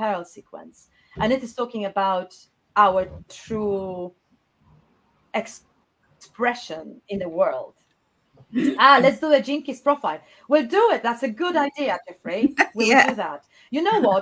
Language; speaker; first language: English; non-native, fluent; Polish